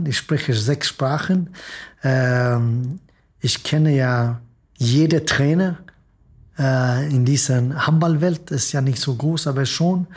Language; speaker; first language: German; non-native, fluent; Swedish